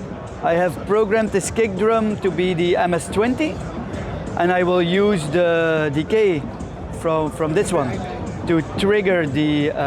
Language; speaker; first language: English; non-native, fluent; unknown